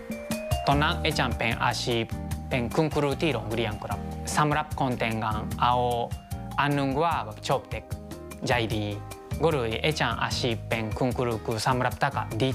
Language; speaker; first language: Thai; non-native, learner; Japanese